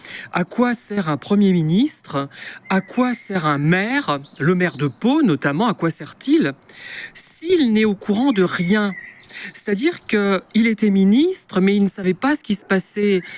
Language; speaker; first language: French; native; French